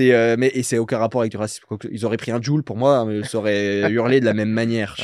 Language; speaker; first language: French; native; French